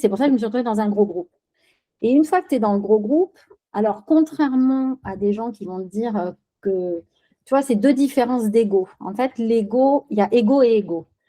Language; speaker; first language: French; early bilingual, other home language; Spanish